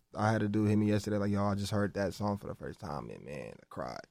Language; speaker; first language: English; native; English